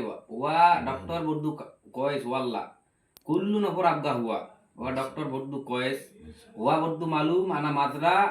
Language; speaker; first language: Arabic; non-native, learner; Bangla